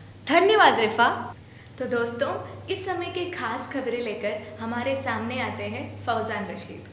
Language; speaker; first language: Hindi; non-native, local second language; Malayalam